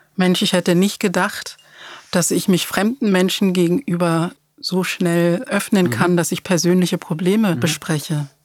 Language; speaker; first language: German; early bilingual, other home language; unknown